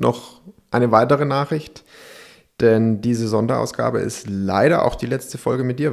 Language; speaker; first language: German; native; German